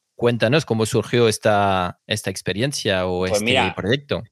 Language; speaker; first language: Spanish; non-native, fluent; French